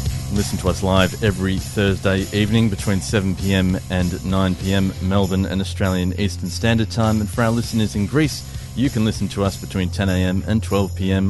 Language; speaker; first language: English; early bilingual, other home language; Greek